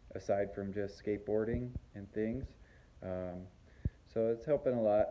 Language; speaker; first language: English; native; English